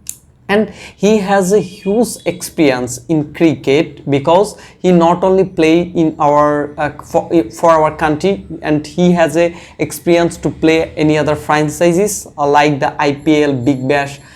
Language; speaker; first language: English; non-native, learner; Bangla